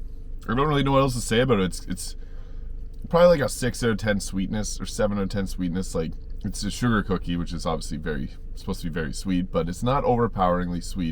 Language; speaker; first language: English; native; English